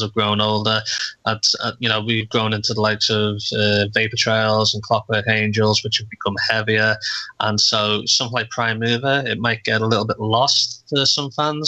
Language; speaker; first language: English; native; English